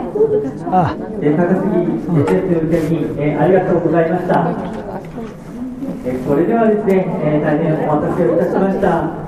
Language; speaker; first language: Japanese; native; Japanese